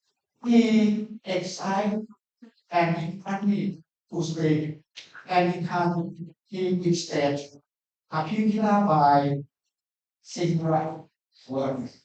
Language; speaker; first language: English; non-native, learner; Thai